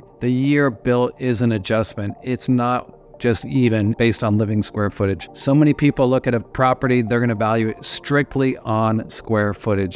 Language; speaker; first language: English; native; English